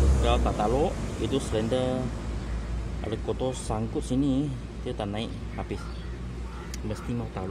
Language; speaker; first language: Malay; non-native, local second language; Chinese